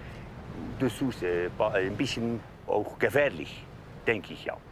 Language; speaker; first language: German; non-native, learner; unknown